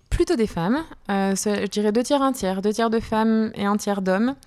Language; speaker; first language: French; native; French